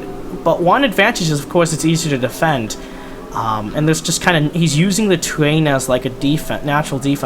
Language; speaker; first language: English; native; English